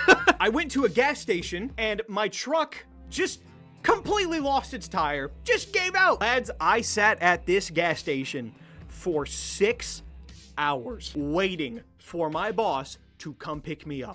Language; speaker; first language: English; native; English